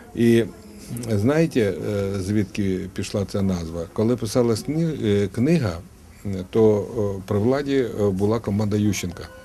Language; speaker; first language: Ukrainian; non-native, local second language; Russian